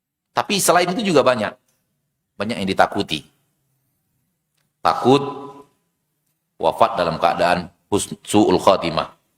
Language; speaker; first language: Indonesian; native; Indonesian